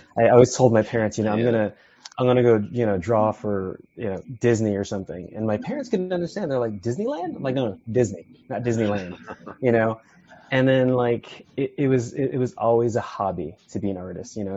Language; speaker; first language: English; native; English